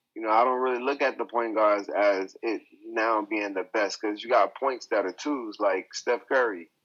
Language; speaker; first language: English; native; English